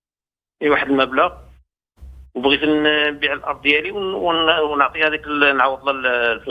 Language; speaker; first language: Arabic; native; Arabic